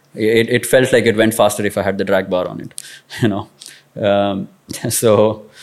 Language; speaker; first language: English; non-native, local second language; Marathi